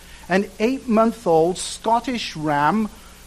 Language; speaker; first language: English; native; English